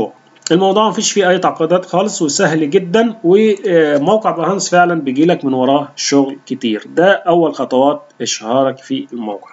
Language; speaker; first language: Arabic; native; Arabic